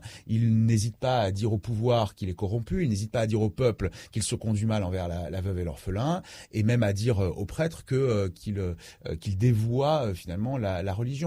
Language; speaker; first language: French; native; French